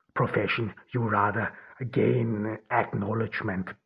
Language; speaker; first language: English; non-native, fluent; Turkish